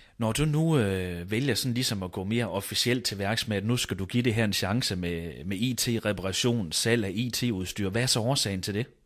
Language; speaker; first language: Danish; native; Danish